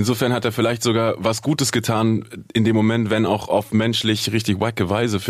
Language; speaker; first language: German; native; German